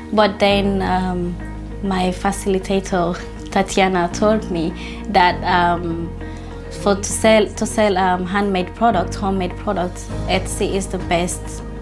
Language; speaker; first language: English; non-native, fluent; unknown